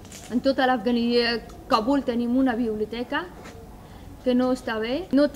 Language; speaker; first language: Catalan; non-native, fluent; Persian